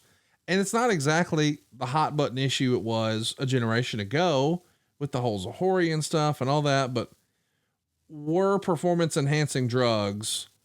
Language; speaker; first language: English; native; English